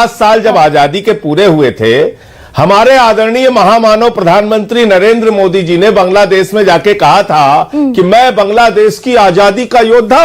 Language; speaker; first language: Hindi; native; Hindi